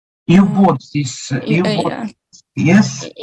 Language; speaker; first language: English; non-native, learner; Ukrainian